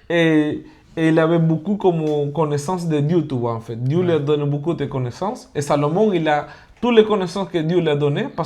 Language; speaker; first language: French; non-native, fluent; Spanish